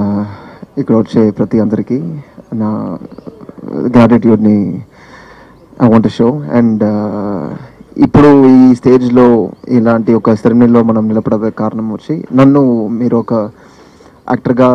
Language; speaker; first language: Telugu; non-native, learner; Tamil